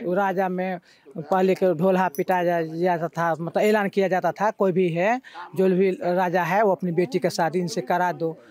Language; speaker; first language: Hindi; native; Hindi